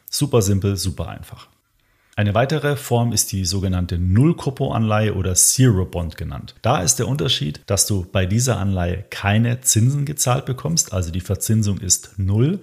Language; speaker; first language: German; native; German